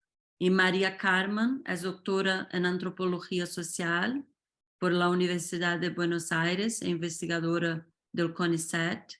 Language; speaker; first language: Spanish; non-native, fluent; Portuguese